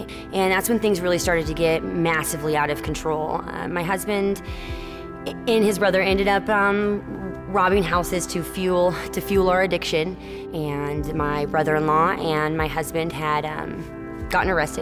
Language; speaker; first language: English; native; English